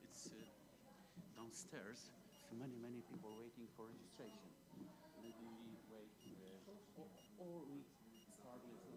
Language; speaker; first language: English; non-native, learner; Polish